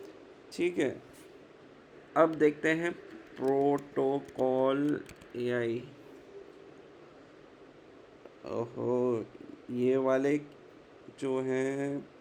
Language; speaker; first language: Hindi; native; Hindi